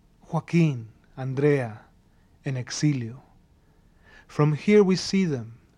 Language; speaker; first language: English; early bilingual, other home language; Spanish